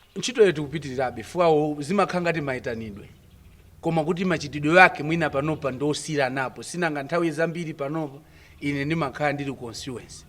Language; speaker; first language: Nyanja; non-native, local second language; Tumbuka